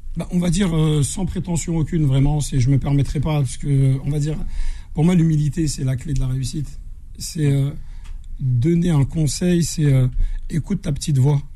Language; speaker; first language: French; native; French